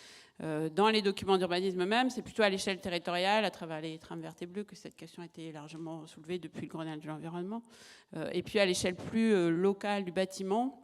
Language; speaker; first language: French; native; French